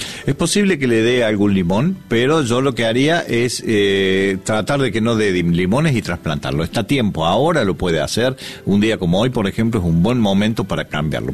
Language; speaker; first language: Spanish; native; Spanish